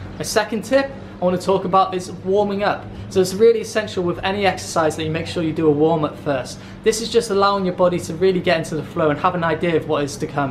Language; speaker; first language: English; native; English